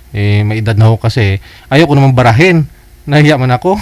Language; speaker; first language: Filipino; native; Filipino